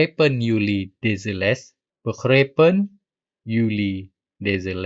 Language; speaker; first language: Dutch; non-native, learner; Indonesian